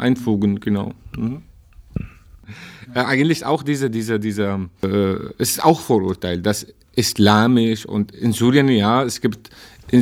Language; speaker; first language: German; non-native, learner; Arabic